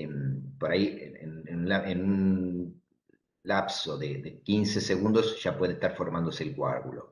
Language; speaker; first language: Spanish; native; Spanish